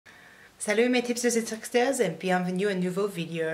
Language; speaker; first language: French; non-native, learner; English